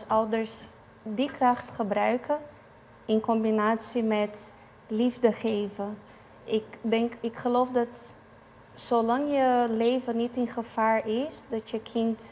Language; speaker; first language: Dutch; non-native, fluent; Portuguese